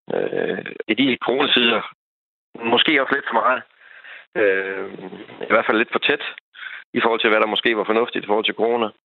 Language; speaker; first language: Danish; native; Danish